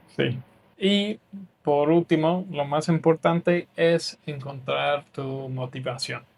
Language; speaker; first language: Spanish; non-native, fluent; English